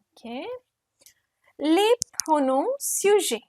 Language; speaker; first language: French; non-native, fluent; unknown